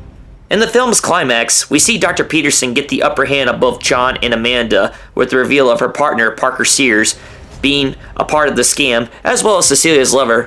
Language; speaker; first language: English; native; English